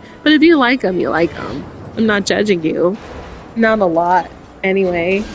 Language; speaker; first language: English; native; English